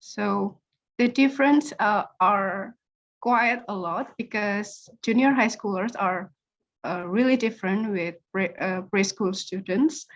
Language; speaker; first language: English; non-native, learner; Indonesian